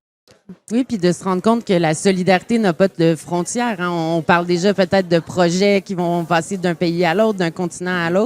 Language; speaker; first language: French; native; French